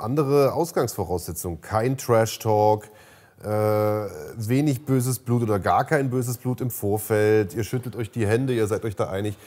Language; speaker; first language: German; native; German